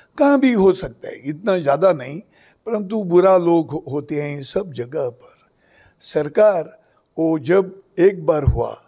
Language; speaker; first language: Hindi; non-native, local second language; Konkani